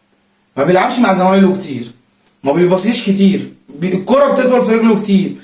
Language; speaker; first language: Arabic; native; Arabic